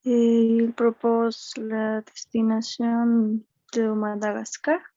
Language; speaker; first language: French; non-native, learner; Spanish